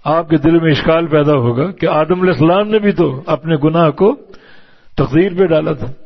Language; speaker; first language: Urdu; native; Urdu